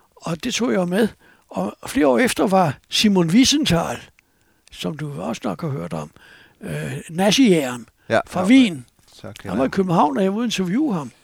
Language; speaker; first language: Danish; native; Danish